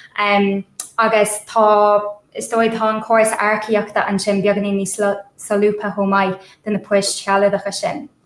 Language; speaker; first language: Irish; non-native, local second language; English